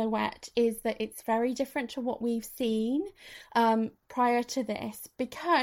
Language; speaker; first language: English; native; English